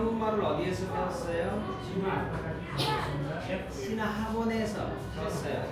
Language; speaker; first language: Korean; non-native, learner; Nepali